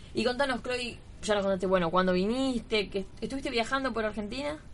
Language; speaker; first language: Spanish; native; Spanish